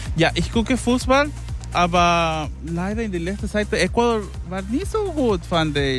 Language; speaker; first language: German; non-native, learner; Spanish